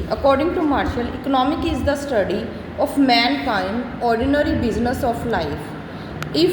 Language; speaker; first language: Hindi; native; Hindi